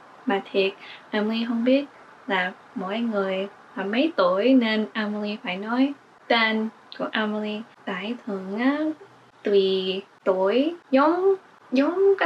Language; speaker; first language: Vietnamese; early bilingual, heritage; English